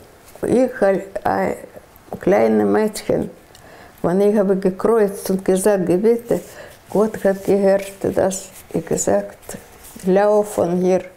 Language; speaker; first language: German; non-native, learner; Russian